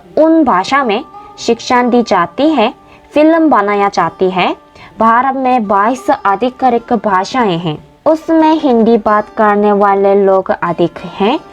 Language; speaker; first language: Hindi; non-native, fluent; Korean